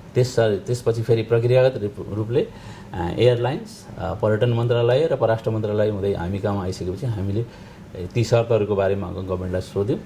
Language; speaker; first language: Nepali; native; Nepali